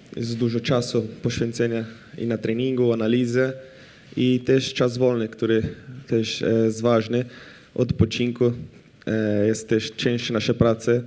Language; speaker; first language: Polish; non-native, fluent; Portuguese